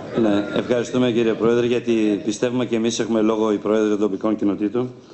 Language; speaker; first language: Greek; native; Greek